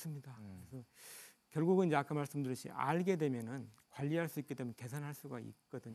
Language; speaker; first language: Korean; native; Korean